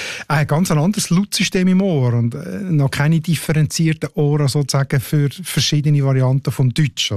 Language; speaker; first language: German; native; German